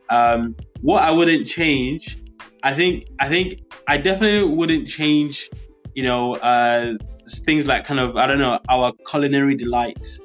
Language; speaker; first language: English; early bilingual, other home language; Yoruba